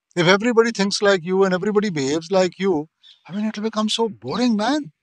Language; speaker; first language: English; non-native, local second language; Punjabi